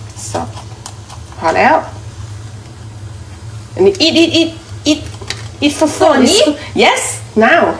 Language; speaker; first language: English; non-native, learner; Thai